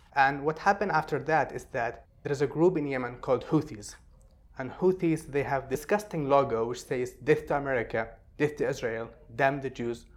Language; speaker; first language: English; non-native, fluent; Arabic